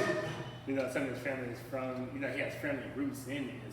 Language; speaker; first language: English; native; English